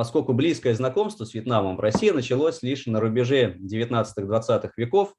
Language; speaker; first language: Russian; native; Russian